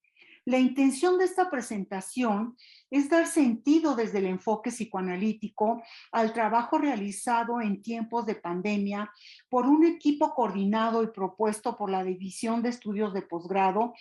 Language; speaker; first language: Spanish; native; Spanish